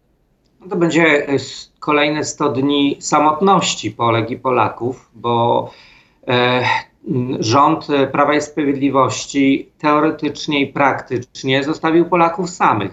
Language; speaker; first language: Polish; native; Polish